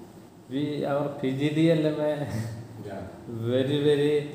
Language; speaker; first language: English; non-native, learner; Malayalam